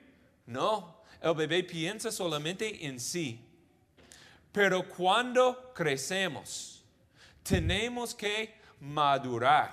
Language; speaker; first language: Spanish; non-native, fluent; English